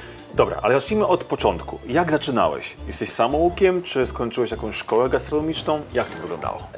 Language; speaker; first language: Polish; native; Polish